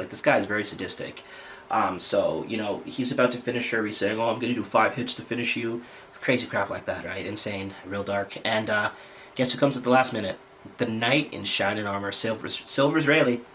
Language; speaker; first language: English; native; English